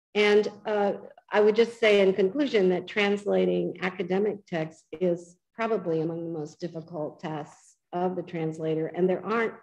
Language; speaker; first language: English; native; English